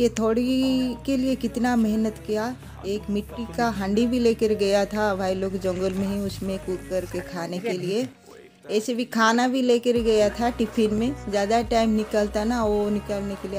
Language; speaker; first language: Hindi; non-native, local second language; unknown